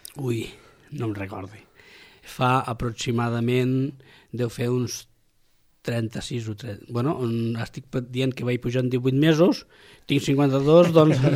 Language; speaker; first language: Catalan; non-native, local second language; Spanish